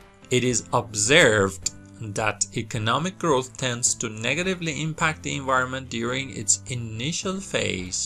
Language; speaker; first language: English; non-native, fluent; Persian